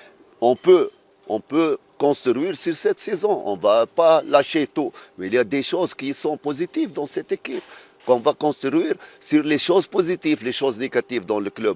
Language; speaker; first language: French; non-native, fluent; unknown